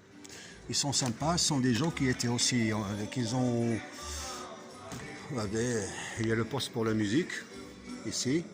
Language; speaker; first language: French; non-native, fluent; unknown